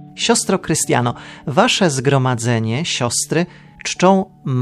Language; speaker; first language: Polish; native; Polish